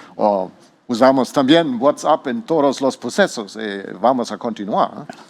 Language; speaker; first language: Spanish; non-native, learner; German